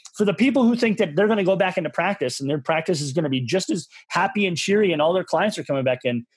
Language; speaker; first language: English; native; English